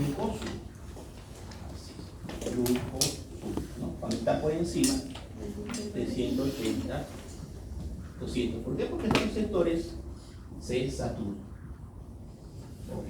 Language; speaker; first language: Spanish; native; Spanish